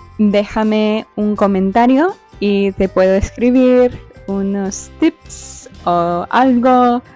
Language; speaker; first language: Spanish; non-native, fluent; English